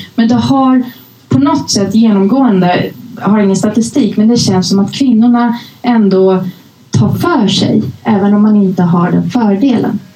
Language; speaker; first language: Swedish; early bilingual, other home language; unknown